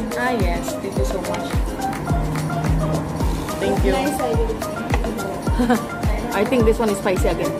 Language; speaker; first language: English; non-native, local second language; Filipino